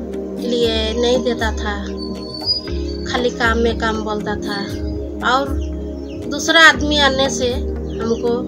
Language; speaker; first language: Hindi; non-native, local second language; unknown